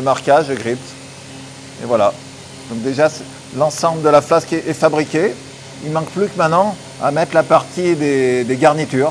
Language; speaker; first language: French; native; French